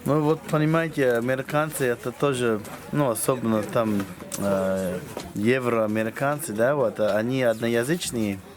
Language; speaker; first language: Russian; non-native, fluent; English